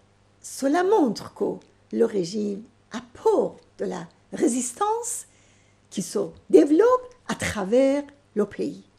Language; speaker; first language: French; non-native, fluent; Persian